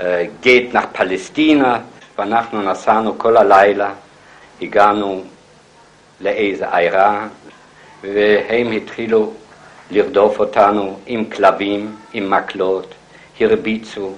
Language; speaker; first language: Hebrew; non-native, fluent; German